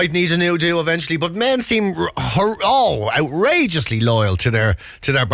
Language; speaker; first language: English; native; English